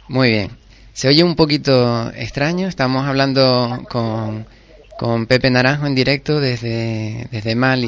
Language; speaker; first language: Spanish; native; Spanish